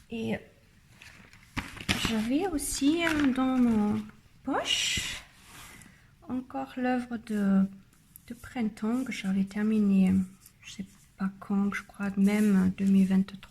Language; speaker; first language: French; non-native, learner; German